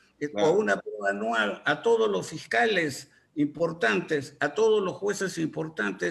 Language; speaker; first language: Spanish; native; Spanish